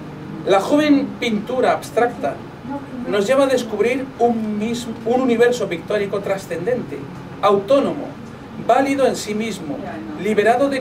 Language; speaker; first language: Spanish; native; Spanish